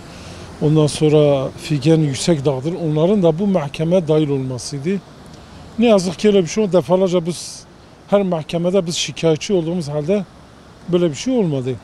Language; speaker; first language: Turkish; non-native, local second language; Kurdish